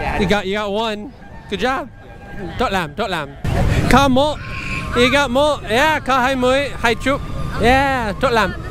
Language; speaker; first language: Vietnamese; non-native, learner; English